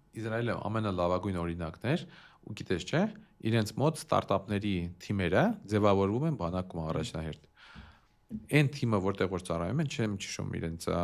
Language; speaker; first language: Armenian; early bilingual, heritage; Armenian